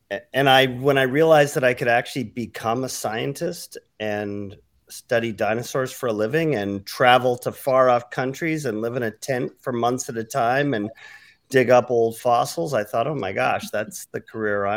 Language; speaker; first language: English; native; English